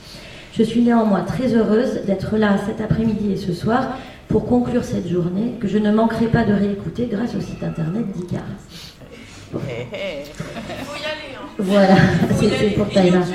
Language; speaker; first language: French; native; French